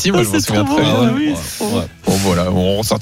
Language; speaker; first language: French; native; French